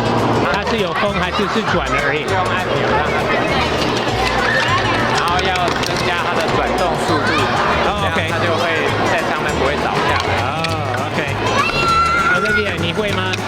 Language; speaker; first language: Chinese; non-native, fluent; English